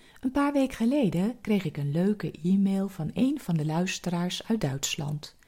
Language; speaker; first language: Dutch; native; Dutch